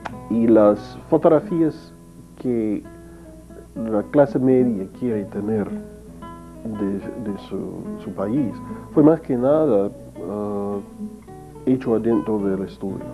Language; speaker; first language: Spanish; non-native, fluent; English